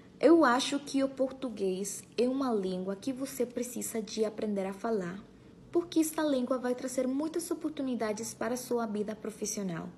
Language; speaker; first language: Portuguese; non-native, learner; Spanish